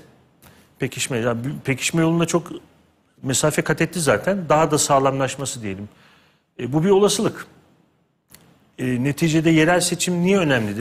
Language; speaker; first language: Turkish; native; Turkish